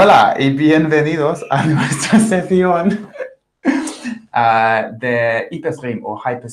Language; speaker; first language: Spanish; non-native, fluent; English